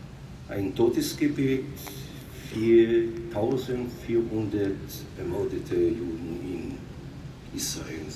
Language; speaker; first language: German; non-native, fluent; Hebrew